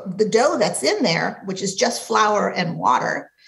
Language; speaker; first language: English; native; English